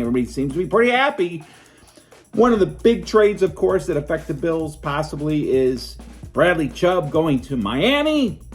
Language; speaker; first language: English; native; English